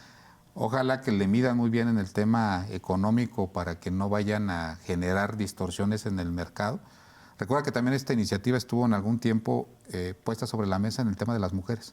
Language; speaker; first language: Spanish; native; Spanish